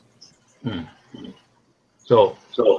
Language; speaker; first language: Japanese; non-native, learner; Spanish